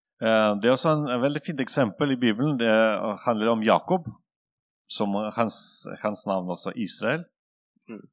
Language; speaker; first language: Norwegian; non-native, fluent; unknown